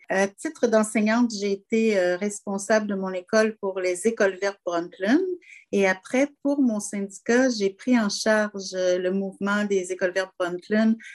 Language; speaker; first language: French; native; French